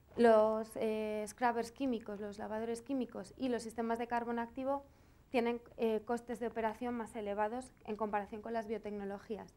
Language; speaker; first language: Spanish; native; Spanish